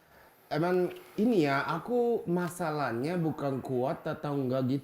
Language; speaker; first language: Indonesian; non-native, fluent; Japanese